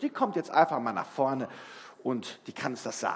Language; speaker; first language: German; native; German